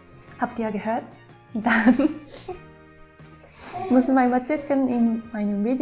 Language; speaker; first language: German; non-native, fluent; Japanese